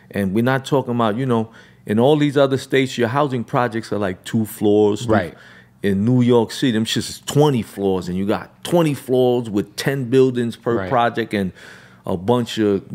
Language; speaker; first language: English; native; English